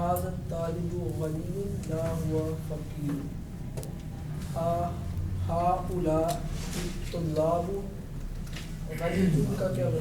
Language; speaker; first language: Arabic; non-native, learner; Urdu